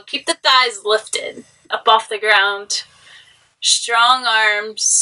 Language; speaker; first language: English; native; English